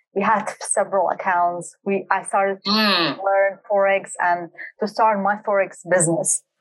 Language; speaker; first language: English; non-native, fluent; Kurdish